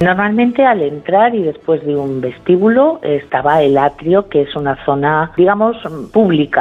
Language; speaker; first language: Spanish; native; Spanish